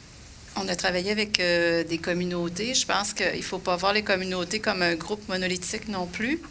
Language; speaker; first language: French; native; French